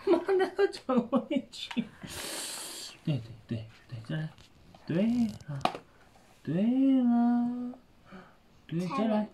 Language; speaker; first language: Chinese; native; Chinese